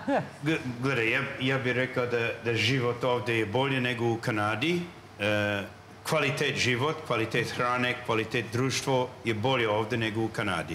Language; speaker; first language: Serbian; non-native, learner; English